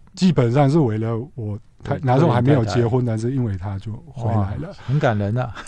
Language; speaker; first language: Chinese; non-native, fluent; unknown